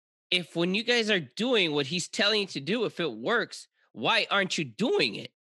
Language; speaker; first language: English; early bilingual, other home language; Spanish